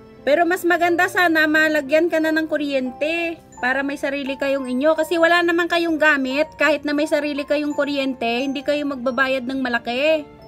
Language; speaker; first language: Filipino; non-native, local second language; Hiligaynon